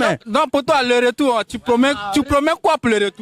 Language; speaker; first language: French; non-native, local second language; Wolof